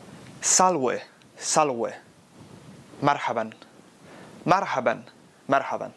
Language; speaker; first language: Arabic; non-native, fluent; Spanish